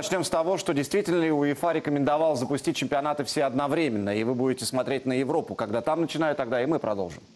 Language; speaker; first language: Russian; native; Russian